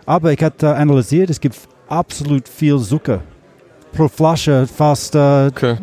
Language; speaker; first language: German; non-native, learner; English